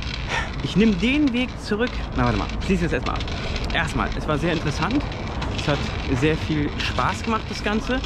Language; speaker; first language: German; native; German